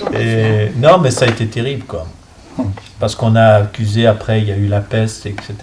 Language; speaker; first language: French; native; French